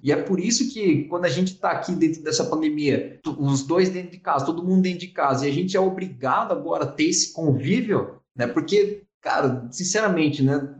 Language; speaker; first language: Portuguese; native; Portuguese